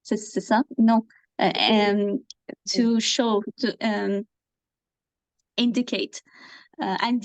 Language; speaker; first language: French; non-native, learner; Persian